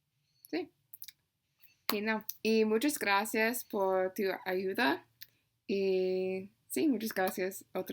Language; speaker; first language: Spanish; non-native, learner; English